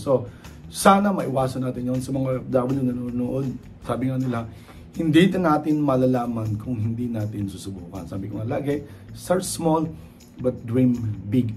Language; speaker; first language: Filipino; native; Filipino